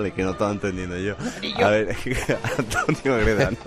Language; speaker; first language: Spanish; native; Spanish